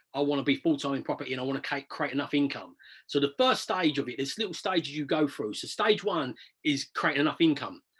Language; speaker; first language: English; native; English